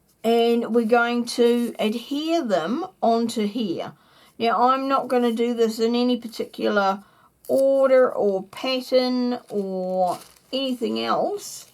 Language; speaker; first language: English; native; English